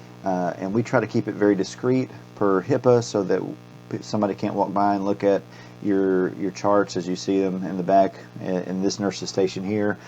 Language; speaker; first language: English; native; English